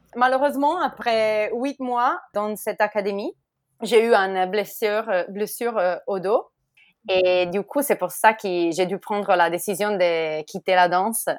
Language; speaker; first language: French; non-native, fluent; Italian